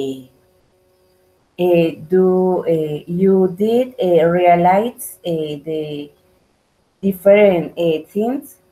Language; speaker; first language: English; non-native, learner; Spanish